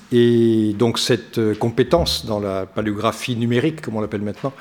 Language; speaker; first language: French; native; French